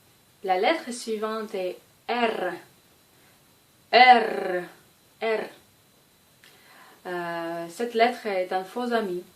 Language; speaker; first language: French; non-native, fluent; Russian